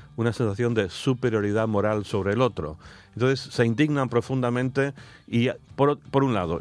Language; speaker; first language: Spanish; non-native, fluent; English